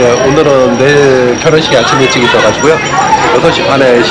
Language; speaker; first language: Korean; native; Korean